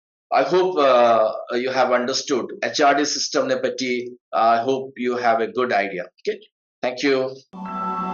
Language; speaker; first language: English; non-native, local second language; Malayalam